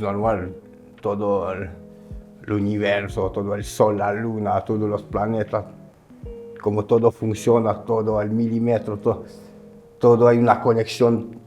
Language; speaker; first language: Spanish; non-native, learner; French